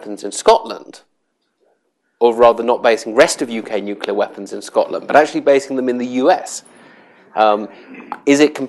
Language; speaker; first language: English; native; English